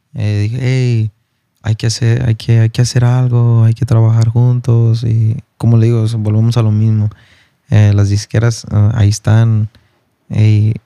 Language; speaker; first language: Spanish; early bilingual, heritage; Spanish